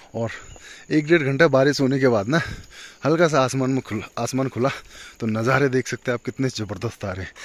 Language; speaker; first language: Hindi; native; Hindi